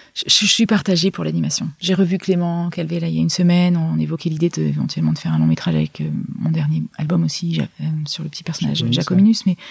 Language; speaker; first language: French; native; French